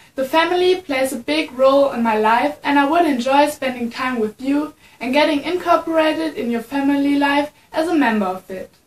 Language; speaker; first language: English; non-native, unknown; German